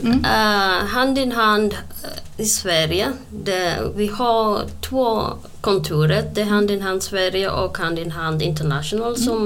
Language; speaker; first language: Swedish; non-native, fluent; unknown